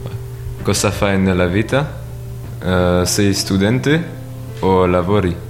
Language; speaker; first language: Italian; non-native, learner; French